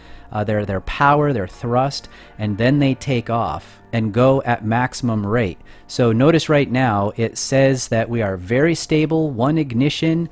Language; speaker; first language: English; native; English